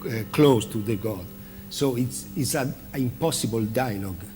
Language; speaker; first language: English; non-native, learner; Italian